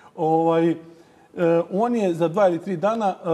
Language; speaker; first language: Serbian; native; Serbian